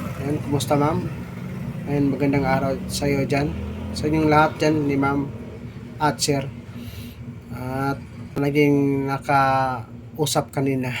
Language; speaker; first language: Filipino; non-native, local second language; Cebuano